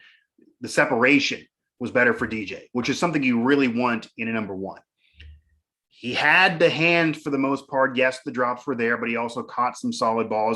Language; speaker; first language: English; native; English